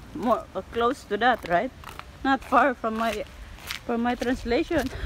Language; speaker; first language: English; non-native, local second language; Filipino